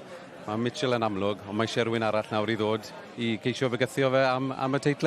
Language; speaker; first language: Welsh; native; Welsh